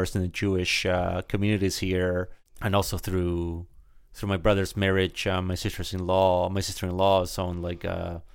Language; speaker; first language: English; early bilingual, other home language; Spanish